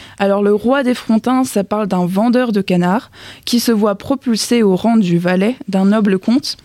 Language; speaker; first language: French; native; French